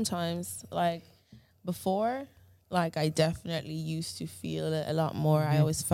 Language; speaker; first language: English; native; English